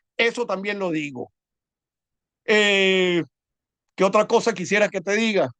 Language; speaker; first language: Spanish; native; Spanish